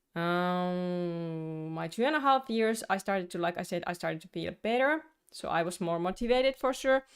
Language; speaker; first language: English; non-native, fluent; Finnish